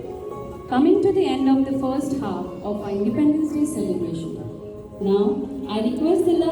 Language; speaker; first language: English; non-native, local second language; Marathi